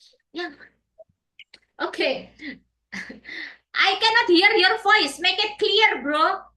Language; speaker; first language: English; non-native, fluent; Indonesian